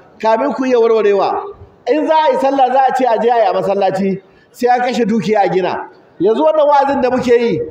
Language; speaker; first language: Hausa; native; Hausa